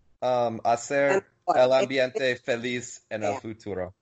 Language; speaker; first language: Spanish; non-native, learner; English